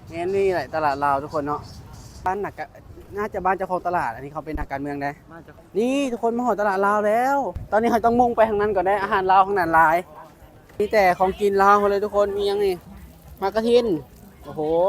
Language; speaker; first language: Thai; non-native, local second language; Northeastern Thai